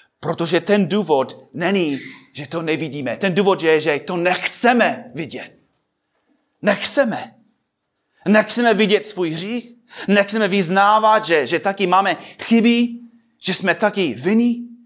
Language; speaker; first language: Czech; non-native, fluent; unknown